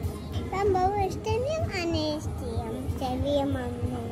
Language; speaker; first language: Turkish; early bilingual, heritage; Turkish